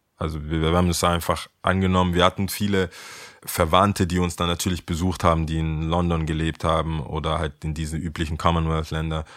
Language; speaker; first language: German; early bilingual, other home language; Akan